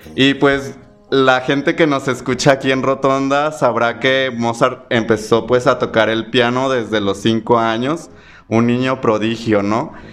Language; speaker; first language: Spanish; native; Spanish